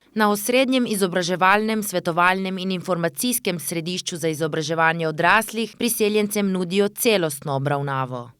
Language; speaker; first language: Slovenian; native; Slovenian